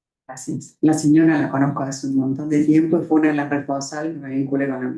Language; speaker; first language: Spanish; native; Spanish